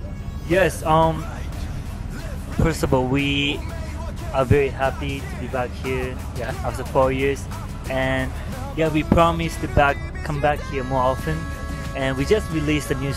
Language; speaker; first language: English; non-native, fluent; Japanese